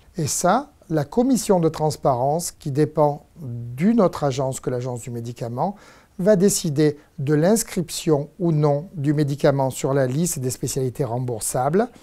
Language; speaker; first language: French; native; French